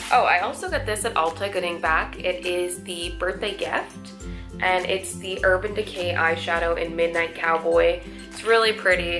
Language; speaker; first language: English; native; English